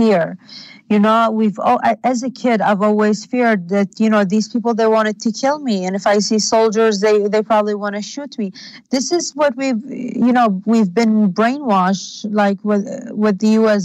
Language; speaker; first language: English; non-native, fluent; Arabic